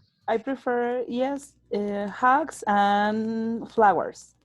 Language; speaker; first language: English; non-native, learner; Spanish